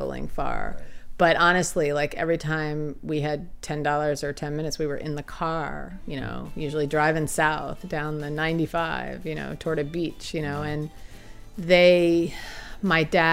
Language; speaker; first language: English; native; English